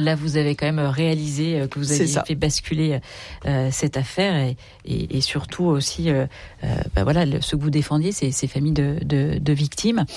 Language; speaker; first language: French; native; French